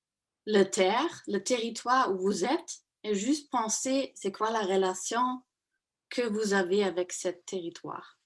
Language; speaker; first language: French; non-native, fluent; German